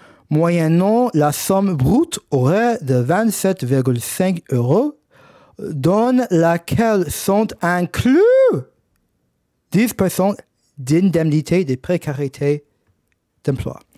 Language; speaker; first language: French; non-native, fluent; English